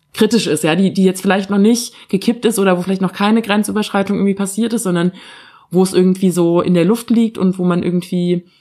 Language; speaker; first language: German; native; German